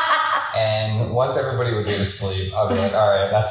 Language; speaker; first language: English; native; English